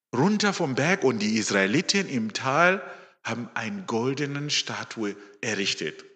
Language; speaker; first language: German; non-native, fluent; Shona